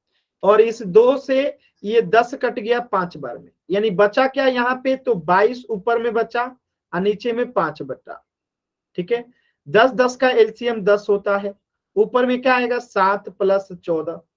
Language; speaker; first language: Hindi; native; Hindi